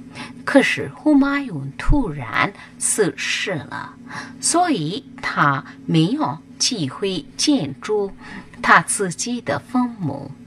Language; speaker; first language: Chinese; non-native, learner; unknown